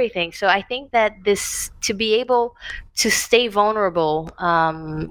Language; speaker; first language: English; non-native, fluent; Portuguese